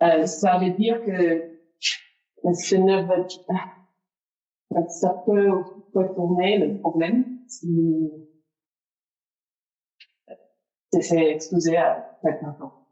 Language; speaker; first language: French; non-native, fluent; English